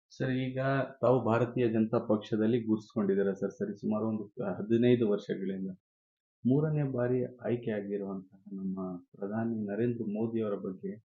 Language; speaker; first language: Kannada; native; Kannada